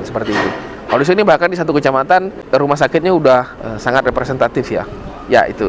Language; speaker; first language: Indonesian; native; Indonesian